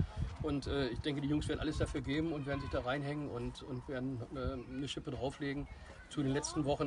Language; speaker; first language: German; native; German